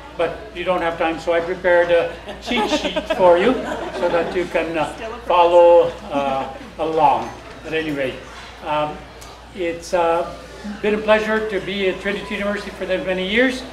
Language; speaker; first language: English; early bilingual, other home language; Spanish